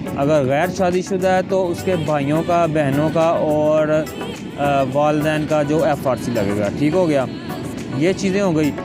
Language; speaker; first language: Urdu; non-native, local second language; Punjabi